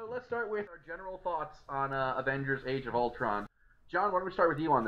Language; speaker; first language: English; native; English